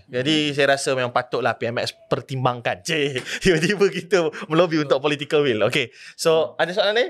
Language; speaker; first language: Malay; native; Malay